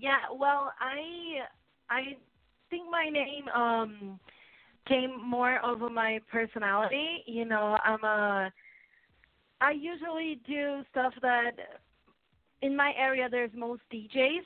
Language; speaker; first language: English; non-native, fluent; Portuguese